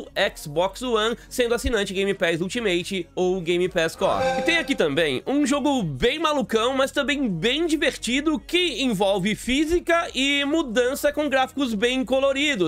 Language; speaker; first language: Portuguese; native; Portuguese